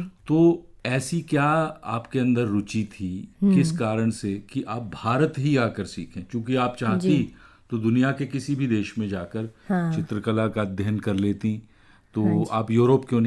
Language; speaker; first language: Hindi; native; Hindi